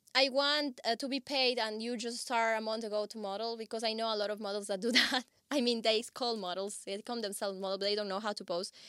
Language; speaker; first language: English; non-native, fluent; Spanish